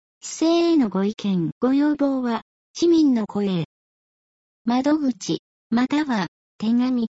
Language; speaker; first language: Japanese; native; Japanese